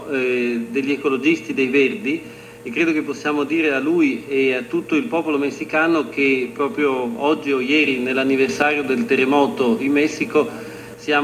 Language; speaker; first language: Italian; native; Italian